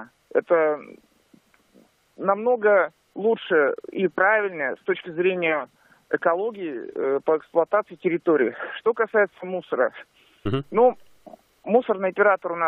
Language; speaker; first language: Russian; native; Russian